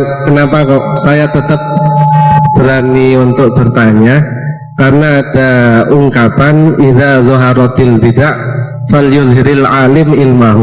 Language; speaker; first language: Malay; non-native, local second language; Javanese